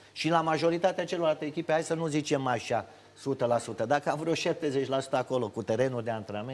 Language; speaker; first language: Romanian; native; Romanian